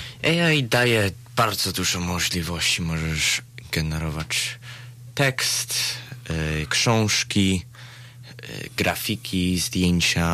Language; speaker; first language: Polish; early bilingual, heritage; Polish